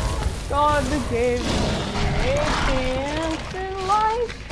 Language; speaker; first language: English; native; English